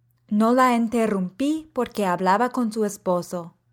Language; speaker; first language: Spanish; non-native, fluent; English